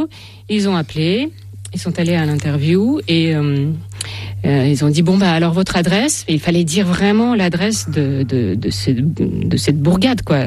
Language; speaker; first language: French; non-native, fluent; Russian